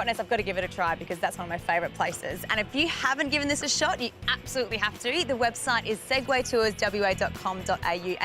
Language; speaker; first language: English; native; English